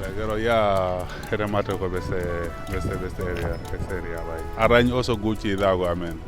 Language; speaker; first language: Basque; non-native, learner; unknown